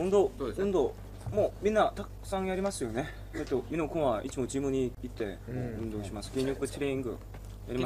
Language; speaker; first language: Japanese; non-native, learner; Korean